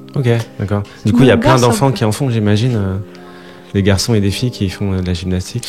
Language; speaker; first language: French; native; French